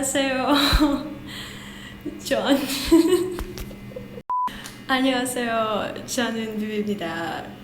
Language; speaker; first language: Korean; non-native, learner; Hungarian